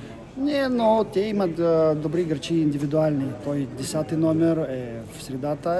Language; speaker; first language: Bulgarian; non-native, learner; Russian